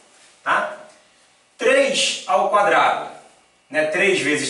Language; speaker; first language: Portuguese; native; Portuguese